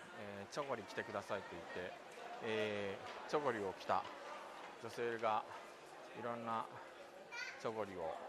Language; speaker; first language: Japanese; native; Japanese